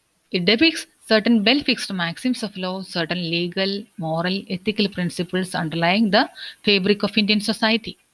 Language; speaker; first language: English; non-native, local second language; Malayalam